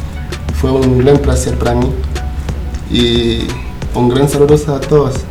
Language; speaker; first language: Spanish; non-native, learner; Haitian Creole